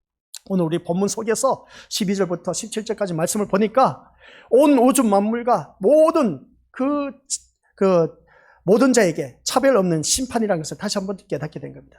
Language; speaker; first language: Korean; native; Korean